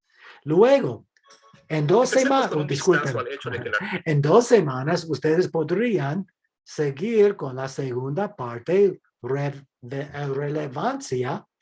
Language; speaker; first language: Spanish; non-native, fluent; English